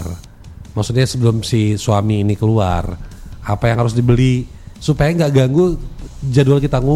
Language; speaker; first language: Indonesian; native; Indonesian